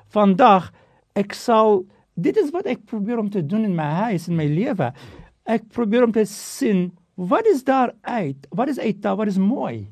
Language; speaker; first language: Afrikaans; non-native, fluent; Turkish